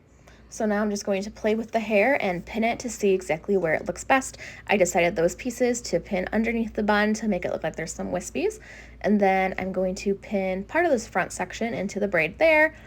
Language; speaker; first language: English; native; English